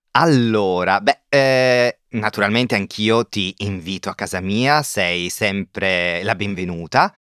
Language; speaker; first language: Italian; native; Italian